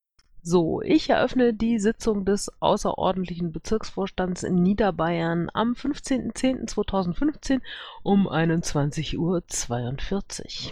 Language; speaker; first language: German; native; German